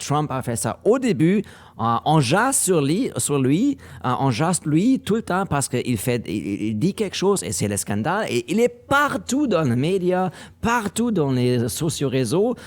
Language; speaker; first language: French; non-native, learner; German